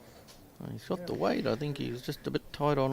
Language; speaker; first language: English; native; English